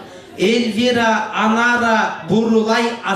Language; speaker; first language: Russian; non-native, local second language; Kyrgyz